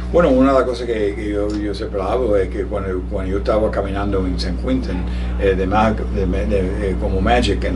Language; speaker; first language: Spanish; early bilingual, heritage; Spanish